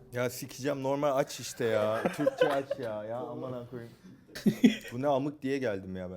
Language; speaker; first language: Turkish; non-native, fluent; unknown